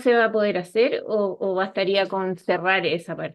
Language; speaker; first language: Spanish; native; Spanish